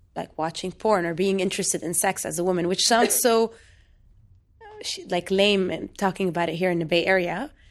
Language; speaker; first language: English; non-native, fluent; Arabic